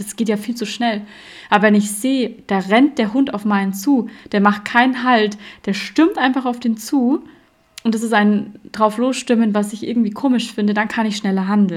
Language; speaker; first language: German; native; German